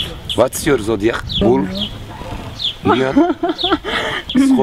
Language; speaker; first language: English; non-native, learner; Turkish